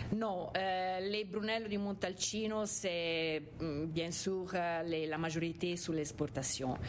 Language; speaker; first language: French; non-native, fluent; Italian